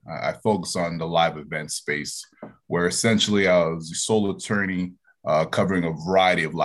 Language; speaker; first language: English; native; English